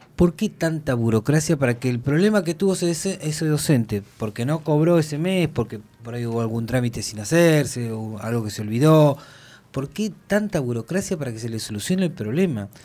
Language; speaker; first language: Spanish; native; Spanish